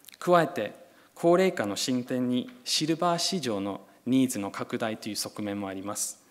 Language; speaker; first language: Japanese; non-native, fluent; English